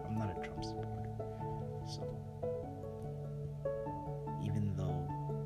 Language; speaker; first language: English; native; English